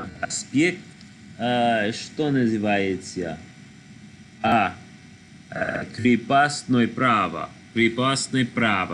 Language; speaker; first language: Russian; non-native, learner; English